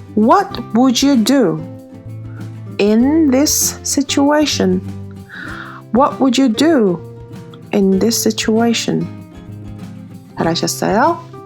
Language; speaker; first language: English; non-native, fluent; Korean